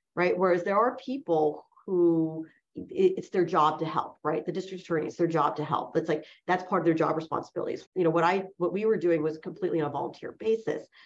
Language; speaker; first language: English; early bilingual, other home language; Chinese